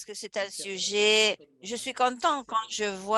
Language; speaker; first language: French; non-native, fluent; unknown